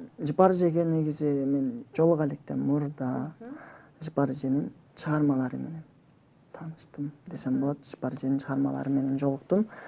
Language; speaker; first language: Kyrgyz; native; Kyrgyz